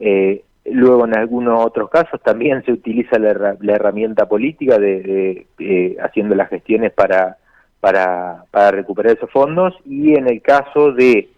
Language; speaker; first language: Spanish; native; Spanish